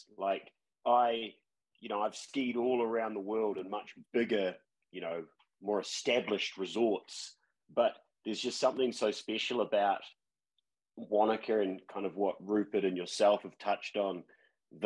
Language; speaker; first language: English; native; English